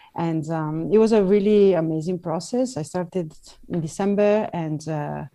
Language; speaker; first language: English; non-native, fluent; Italian